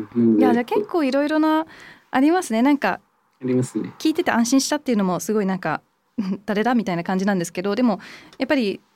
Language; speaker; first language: Japanese; early bilingual, heritage; English